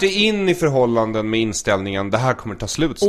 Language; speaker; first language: Swedish; native; Swedish